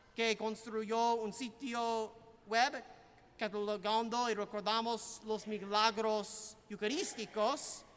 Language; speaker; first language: Spanish; non-native, fluent; English